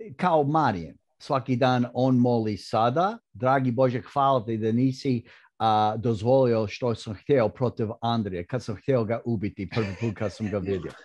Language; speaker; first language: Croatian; early bilingual, heritage; Croatian